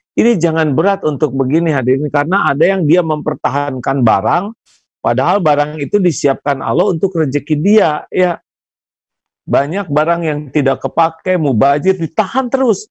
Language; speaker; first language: Indonesian; non-native, local second language; Sundanese